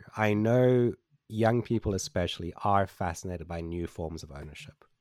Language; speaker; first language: English; native; English